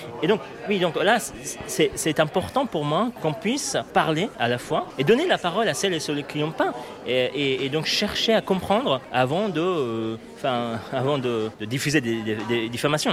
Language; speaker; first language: French; non-native, fluent; Persian